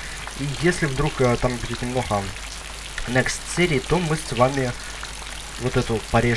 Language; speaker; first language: Russian; native; Russian